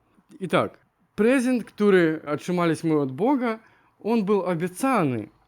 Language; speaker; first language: Polish; non-native, learner; Ukrainian